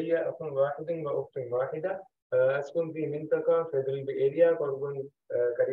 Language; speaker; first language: Arabic; non-native, learner; Urdu